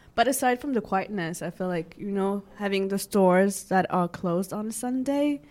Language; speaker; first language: English; non-native, fluent; French